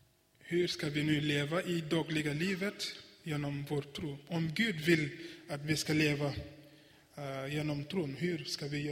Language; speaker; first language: Swedish; non-native, fluent; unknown